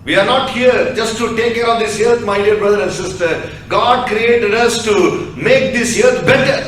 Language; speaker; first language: English; non-native, local second language; Tamil